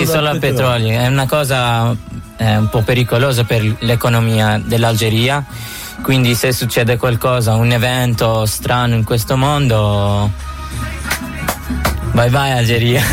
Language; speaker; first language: Italian; non-native, fluent; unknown